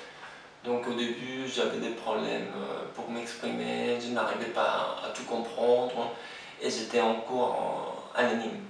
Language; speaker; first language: French; non-native, fluent; Spanish